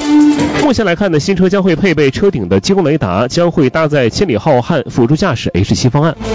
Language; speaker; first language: Chinese; native; Chinese